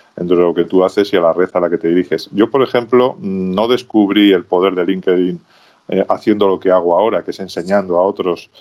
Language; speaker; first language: Spanish; native; Spanish